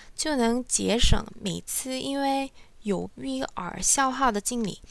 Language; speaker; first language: Chinese; non-native, fluent; Korean